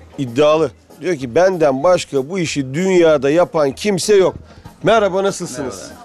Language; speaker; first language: Turkish; native; Turkish